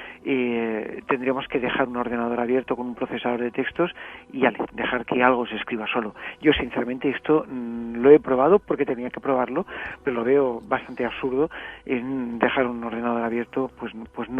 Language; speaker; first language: Spanish; native; Spanish